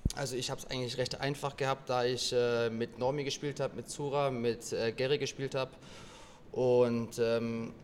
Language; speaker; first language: German; native; German